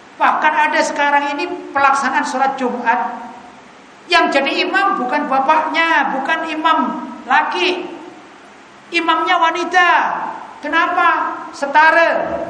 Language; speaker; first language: Indonesian; native; Indonesian